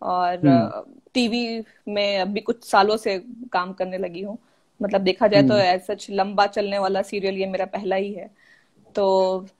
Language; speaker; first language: Hindi; non-native, local second language; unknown